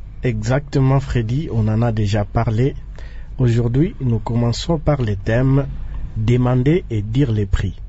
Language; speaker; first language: French; non-native, local second language; Lingala